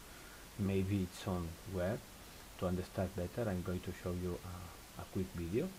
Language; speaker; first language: English; non-native, fluent; Spanish